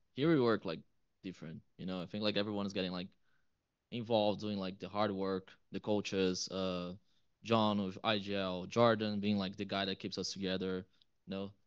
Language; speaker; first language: English; non-native, fluent; Portuguese